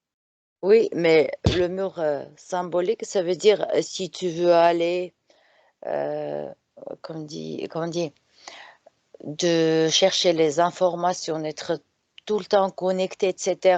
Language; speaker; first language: French; non-native, fluent; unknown